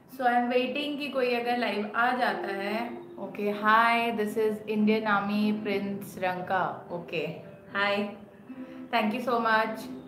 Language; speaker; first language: Hindi; native; Hindi